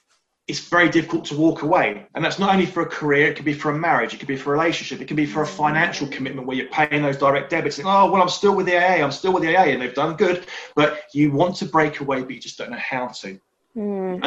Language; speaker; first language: English; native; English